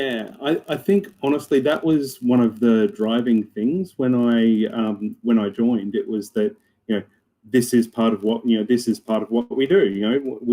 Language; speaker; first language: English; native; English